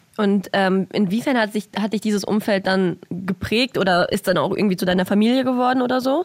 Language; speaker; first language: German; native; German